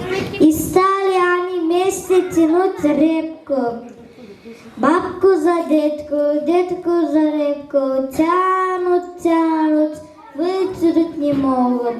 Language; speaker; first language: Russian; non-native, learner; Uzbek